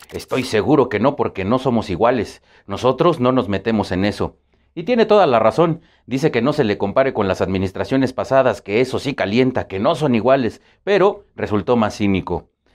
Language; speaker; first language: Spanish; native; Spanish